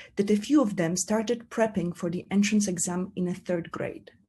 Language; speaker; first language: English; non-native, fluent; Polish